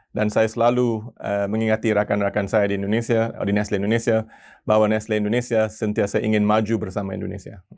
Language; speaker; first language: Malay; non-native, local second language; Tamil